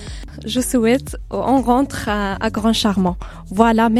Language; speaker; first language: French; non-native, learner; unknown